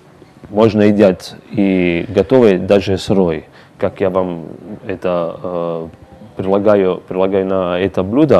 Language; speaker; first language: Russian; non-native, learner; Italian